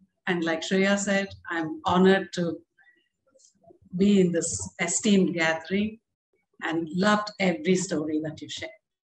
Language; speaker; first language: English; non-native, local second language; Telugu